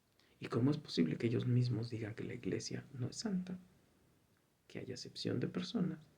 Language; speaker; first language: Spanish; native; Spanish